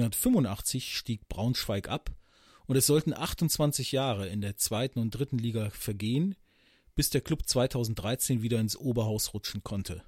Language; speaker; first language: German; native; German